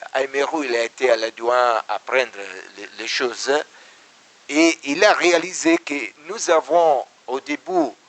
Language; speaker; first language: French; non-native, learner; Italian